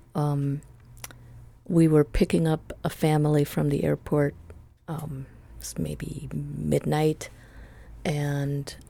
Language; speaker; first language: English; non-native, fluent; Spanish